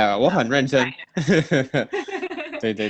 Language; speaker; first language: Chinese; non-native, fluent; English